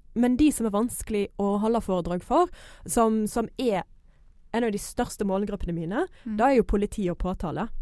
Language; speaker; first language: Norwegian; non-native, fluent; English